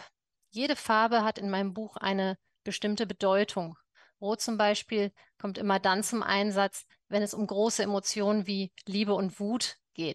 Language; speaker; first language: German; native; German